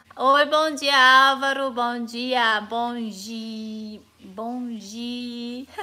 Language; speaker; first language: Portuguese; non-native, fluent; Chinese